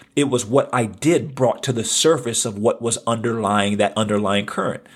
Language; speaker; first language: English; native; English